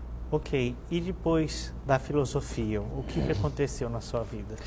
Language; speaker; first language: Portuguese; native; Portuguese